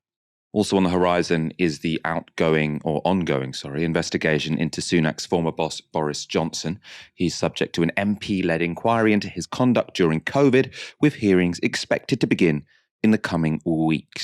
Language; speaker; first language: English; native; English